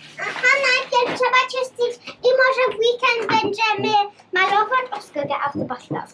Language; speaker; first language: Polish; early bilingual, heritage; Polish